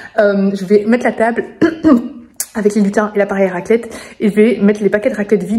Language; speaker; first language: French; native; French